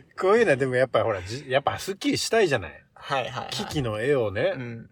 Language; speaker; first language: Japanese; native; Japanese